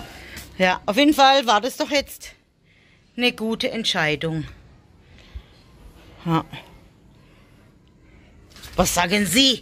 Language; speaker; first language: German; native; German